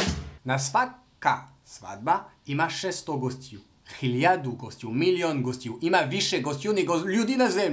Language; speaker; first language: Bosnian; non-native, learner; French